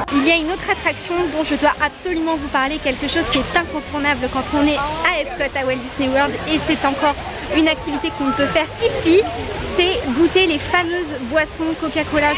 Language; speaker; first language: French; native; French